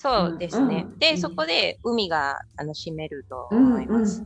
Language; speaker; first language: Japanese; non-native, fluent; Spanish